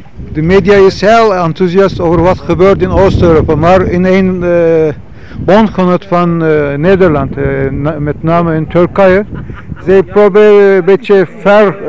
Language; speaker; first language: Dutch; non-native, fluent; Turkish